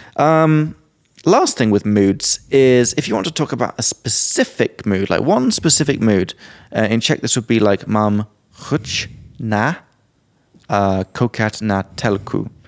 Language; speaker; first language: English; native; English